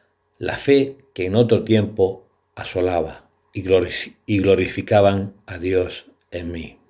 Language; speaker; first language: Spanish; native; Spanish